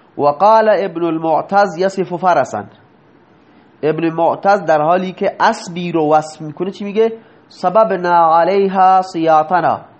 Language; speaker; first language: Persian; non-native, local second language; Baluchi